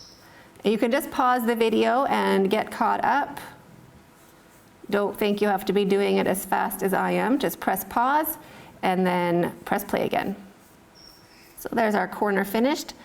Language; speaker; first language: English; native; English